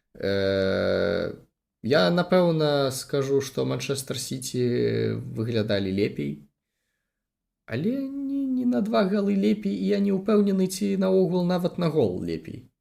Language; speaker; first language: Belarusian; non-native, local second language; Russian